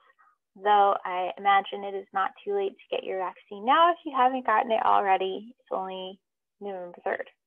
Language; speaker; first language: English; native; English